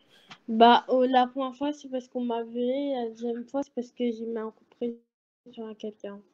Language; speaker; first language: French; early bilingual, other home language; Portuguese